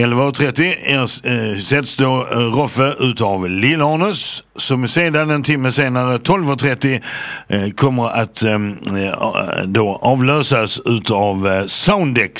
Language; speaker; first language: Swedish; native; Swedish